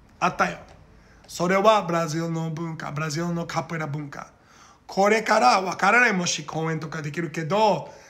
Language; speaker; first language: Japanese; non-native, learner; Portuguese